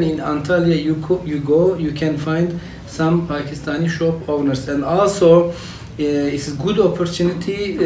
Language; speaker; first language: English; non-native, fluent; Turkish